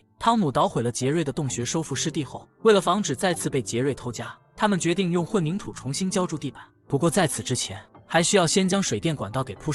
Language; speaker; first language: Chinese; native; Chinese